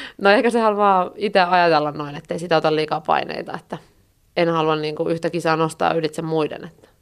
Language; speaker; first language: Finnish; native; Finnish